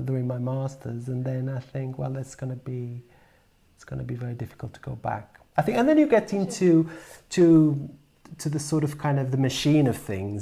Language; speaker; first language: English; non-native, fluent; Portuguese